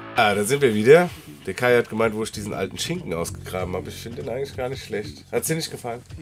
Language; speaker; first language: German; native; German